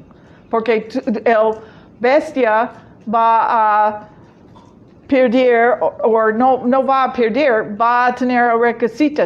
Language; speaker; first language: Spanish; non-native, fluent; English